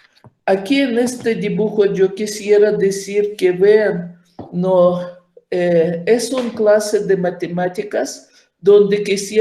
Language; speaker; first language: Spanish; non-native, fluent; Ukrainian